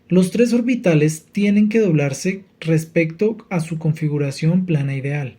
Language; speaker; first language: Spanish; native; Spanish